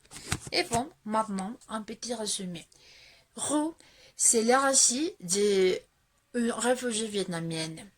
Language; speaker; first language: French; non-native, fluent; Spanish